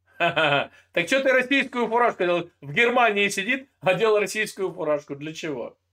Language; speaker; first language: Russian; native; Russian